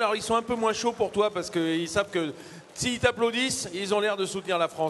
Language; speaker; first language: French; native; French